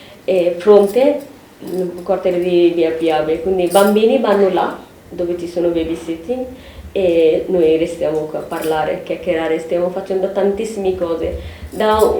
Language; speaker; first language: Italian; non-native, fluent; Bangla